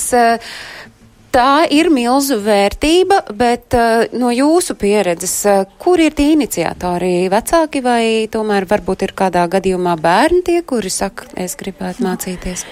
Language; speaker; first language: Latvian; native; Latvian